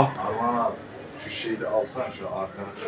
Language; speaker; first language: Turkish; native; Turkish